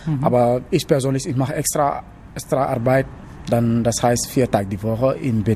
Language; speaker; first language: German; non-native, fluent; Wolof